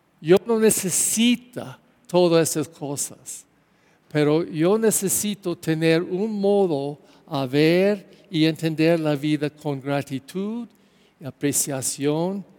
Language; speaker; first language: Spanish; non-native, learner; English